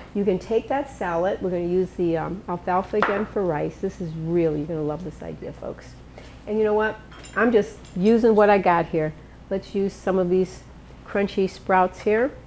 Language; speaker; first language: English; native; English